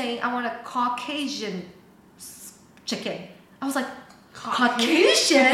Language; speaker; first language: English; non-native, fluent; Chinese